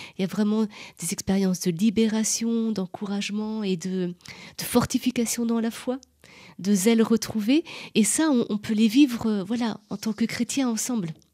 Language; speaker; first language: French; native; French